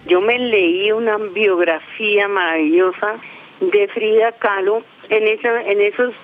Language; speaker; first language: Spanish; native; Spanish